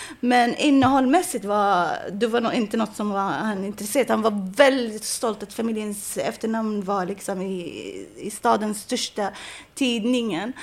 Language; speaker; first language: Swedish; non-native, fluent; Arabic